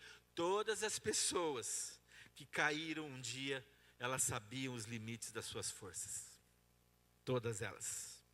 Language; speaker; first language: Portuguese; native; Portuguese